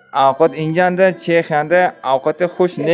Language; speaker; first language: Persian; non-native, learner; Uzbek